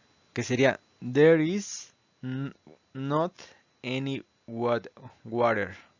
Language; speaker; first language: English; non-native, fluent; Spanish